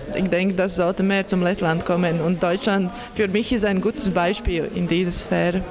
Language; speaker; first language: German; non-native, learner; Latvian